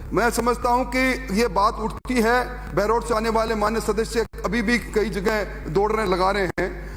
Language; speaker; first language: Hindi; native; Hindi